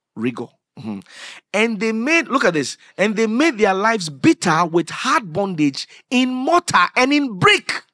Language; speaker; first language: English; non-native, local second language; Akan